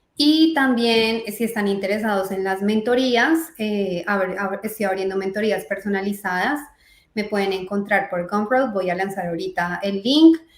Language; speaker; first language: Spanish; native; Spanish